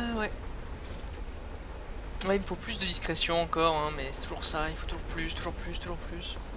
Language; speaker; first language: French; native; French